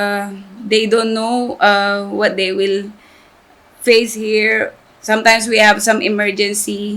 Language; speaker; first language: English; non-native, local second language; Filipino